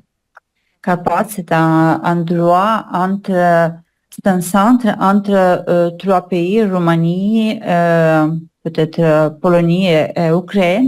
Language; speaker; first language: French; non-native, learner; Russian